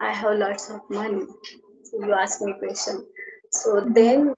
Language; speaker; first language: English; non-native, learner; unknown